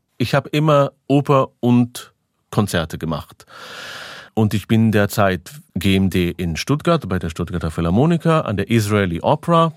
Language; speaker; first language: German; non-native, fluent; Hebrew